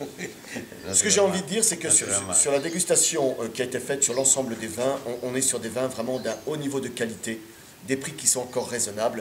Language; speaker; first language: French; native; French